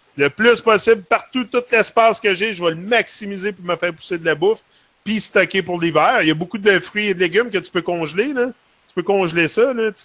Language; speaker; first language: French; native; French